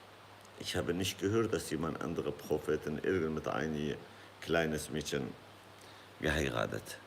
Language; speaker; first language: German; non-native, fluent; Kurdish